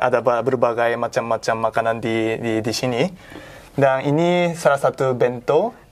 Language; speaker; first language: Indonesian; non-native, fluent; Japanese